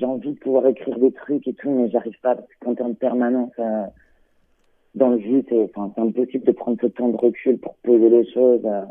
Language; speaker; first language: French; native; French